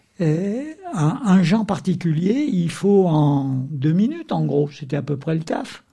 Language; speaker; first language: French; native; French